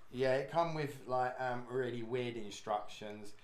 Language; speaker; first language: English; native; English